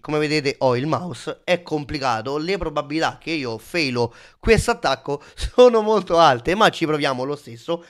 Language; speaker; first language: Italian; native; Italian